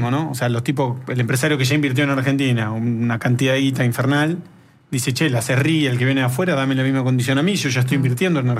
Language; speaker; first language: Spanish; native; Spanish